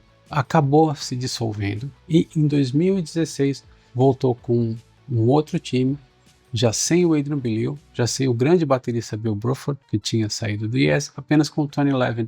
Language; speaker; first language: Portuguese; native; Portuguese